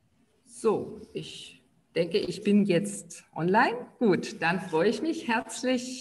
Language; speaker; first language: German; native; German